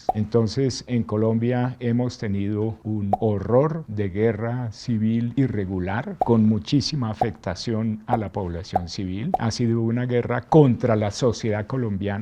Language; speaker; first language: Spanish; native; Spanish